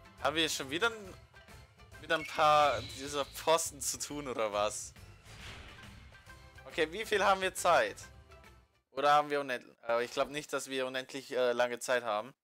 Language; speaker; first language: German; native; German